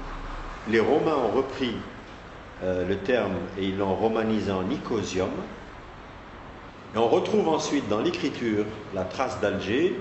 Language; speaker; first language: French; non-native, local second language; Arabic